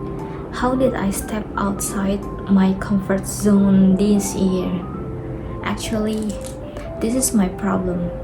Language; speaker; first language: English; non-native, learner; Indonesian